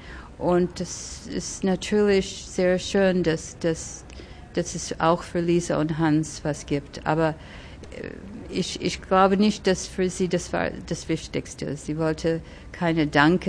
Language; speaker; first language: German; early bilingual, other home language; French